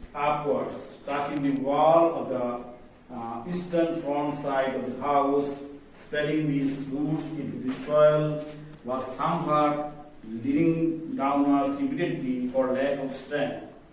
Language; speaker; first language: English; non-native, local second language; Bangla